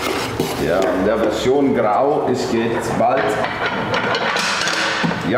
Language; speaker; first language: German; non-native, fluent; Italian